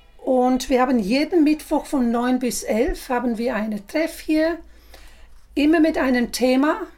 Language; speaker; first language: German; non-native, fluent; English